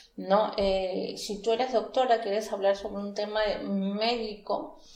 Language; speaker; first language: Spanish; native; Spanish